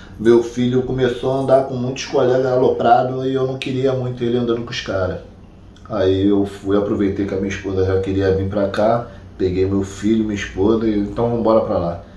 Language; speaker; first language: Portuguese; native; Portuguese